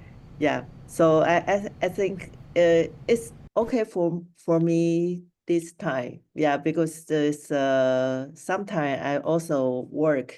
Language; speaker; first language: English; non-native, local second language; Chinese